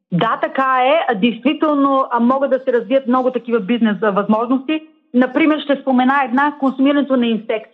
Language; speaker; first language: Bulgarian; native; Bulgarian